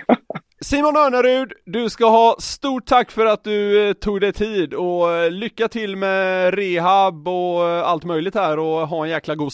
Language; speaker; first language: Swedish; native; Swedish